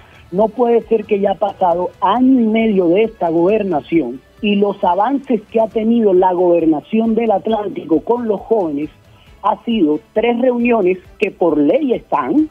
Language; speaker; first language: Spanish; native; Spanish